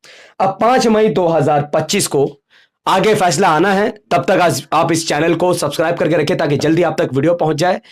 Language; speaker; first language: Hindi; native; Hindi